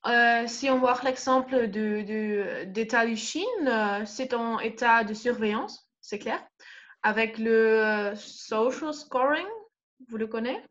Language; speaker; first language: French; non-native, fluent; German